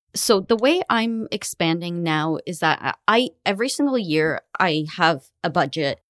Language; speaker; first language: English; early bilingual, other home language; Arabic